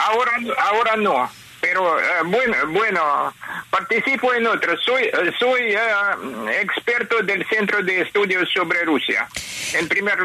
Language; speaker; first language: Spanish; non-native, fluent; Ukrainian